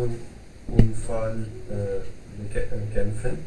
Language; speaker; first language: German; non-native, learner; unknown